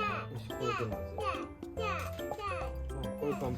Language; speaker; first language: Japanese; native; Japanese